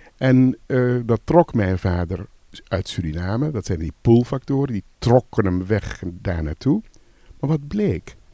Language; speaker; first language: Dutch; native; Dutch